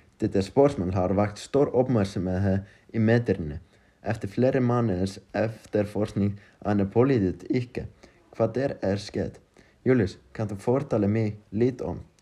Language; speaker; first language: Danish; non-native, learner; Icelandic